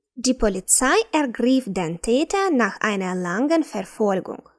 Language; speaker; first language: German; non-native, fluent; Ukrainian